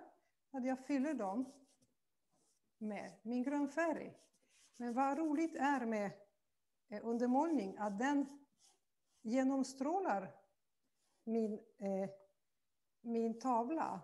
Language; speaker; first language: Swedish; non-native, fluent; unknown